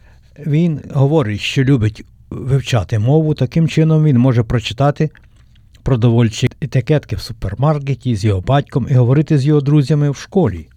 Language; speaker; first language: Ukrainian; native; Ukrainian